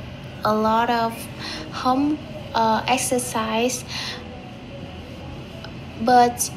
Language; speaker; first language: English; non-native, learner; Vietnamese